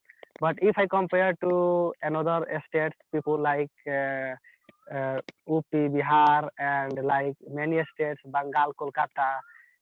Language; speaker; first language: English; non-native, learner; Hindi